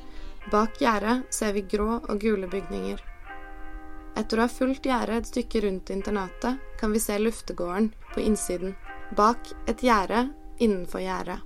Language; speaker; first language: Norwegian; native; Norwegian